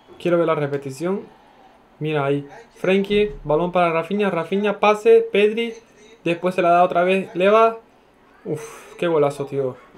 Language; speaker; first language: Spanish; non-native, fluent; Turkish